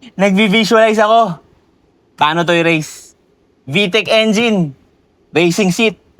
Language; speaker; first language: Filipino; native; Filipino